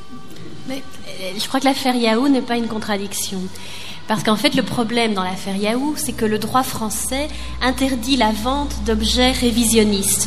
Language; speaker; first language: French; native; French